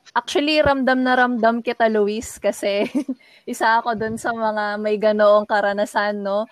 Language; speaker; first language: Filipino; native; Filipino